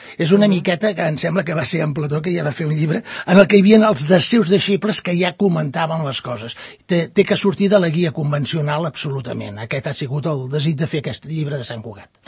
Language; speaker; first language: Catalan; non-native, local second language; Spanish